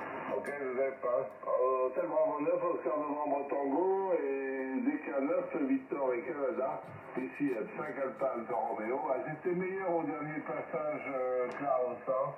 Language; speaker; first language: French; native; French